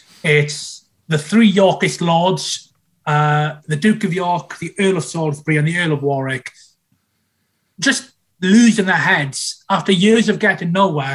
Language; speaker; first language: English; native; English